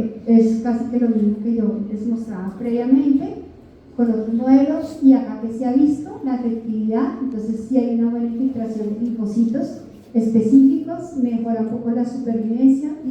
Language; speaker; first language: Spanish; native; Spanish